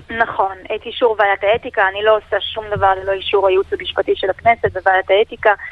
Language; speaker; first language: Hebrew; native; Hebrew